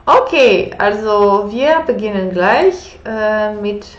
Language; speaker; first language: German; non-native, fluent; Polish